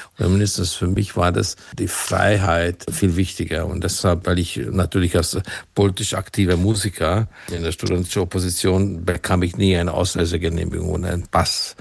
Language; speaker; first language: German; non-native, fluent; Hungarian